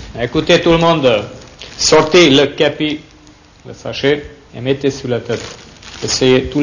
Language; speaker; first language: French; native; French